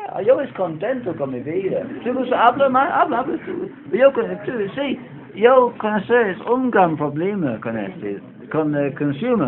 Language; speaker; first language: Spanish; non-native, learner; English